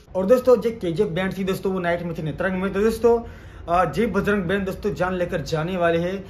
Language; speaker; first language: Hindi; non-native, local second language; Gamit